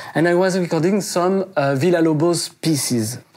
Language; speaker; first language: English; non-native, fluent; French